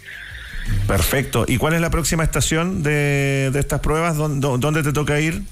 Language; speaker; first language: Spanish; native; Spanish